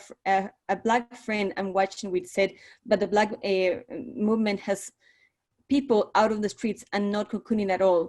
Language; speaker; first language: English; non-native, fluent; Spanish